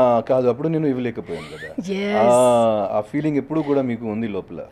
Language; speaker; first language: Telugu; non-native, local second language; Hindi